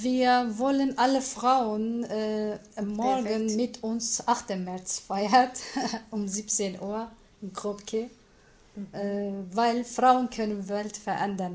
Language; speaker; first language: German; non-native, learner; Kurdish